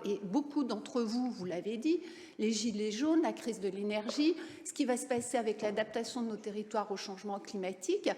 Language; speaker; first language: French; native; French